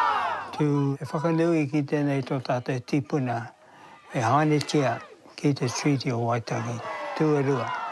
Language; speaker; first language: Māori; non-native, local second language; English